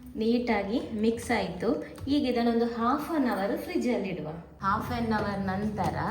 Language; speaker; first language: Kannada; native; Kannada